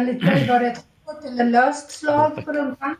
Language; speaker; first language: Swedish; native; Swedish